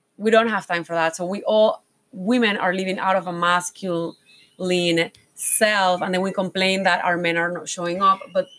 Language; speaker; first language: English; non-native, fluent; Spanish